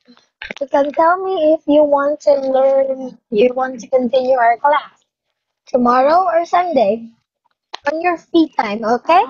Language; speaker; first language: English; non-native, fluent; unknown